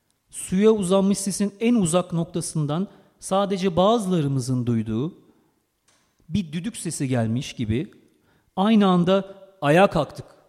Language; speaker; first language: Turkish; native; Turkish